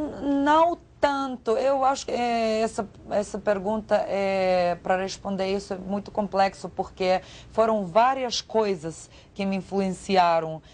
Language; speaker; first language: Portuguese; non-native, fluent; Serbian